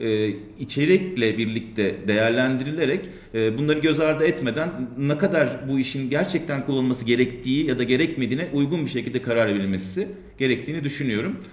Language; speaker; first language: Turkish; native; Turkish